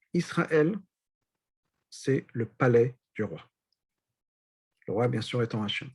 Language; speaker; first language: French; native; French